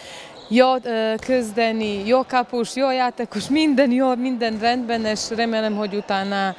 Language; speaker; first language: Hungarian; non-native, learner; Serbian